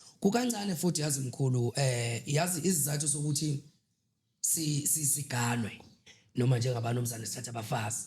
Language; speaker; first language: Zulu; native; Zulu